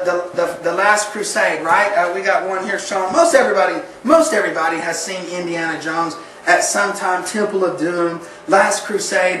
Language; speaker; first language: English; native; English